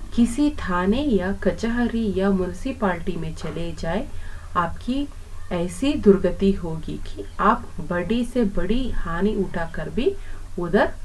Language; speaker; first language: Hindi; non-native, local second language; Kannada